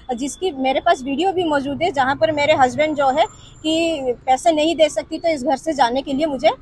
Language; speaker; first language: Hindi; non-native, local second language; Odia